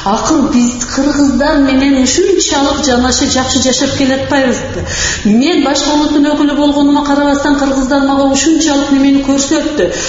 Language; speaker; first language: Kyrgyz; non-native, local second language; Karachay-Balkar